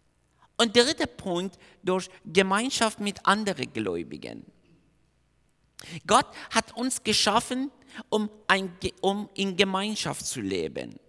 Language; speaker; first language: German; non-native, fluent; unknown